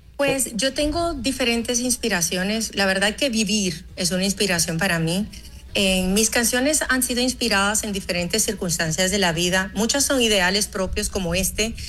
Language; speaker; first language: Spanish; early bilingual, other home language; Haitian Creole